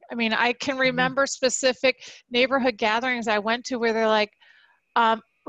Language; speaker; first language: English; native; English